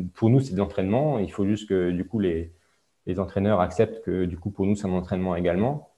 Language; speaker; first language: French; native; French